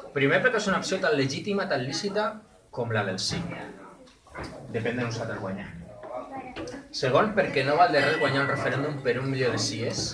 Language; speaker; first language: Catalan; non-native, local second language; Spanish